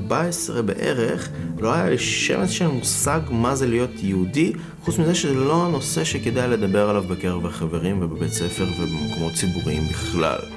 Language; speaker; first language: Hebrew; non-native, fluent; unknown